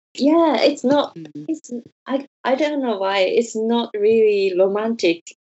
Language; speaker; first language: English; non-native, learner; Japanese